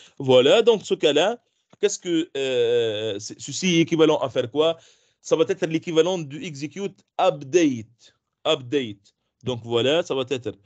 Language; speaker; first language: French; non-native, local second language; Arabic